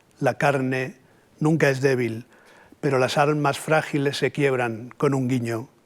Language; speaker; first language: Spanish; native; Spanish